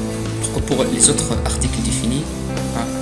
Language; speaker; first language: French; non-native, fluent; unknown